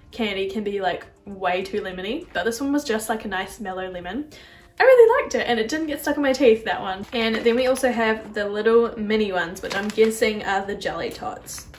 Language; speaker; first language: English; native; English